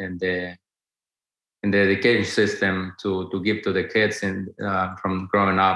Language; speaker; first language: English; non-native, fluent; Spanish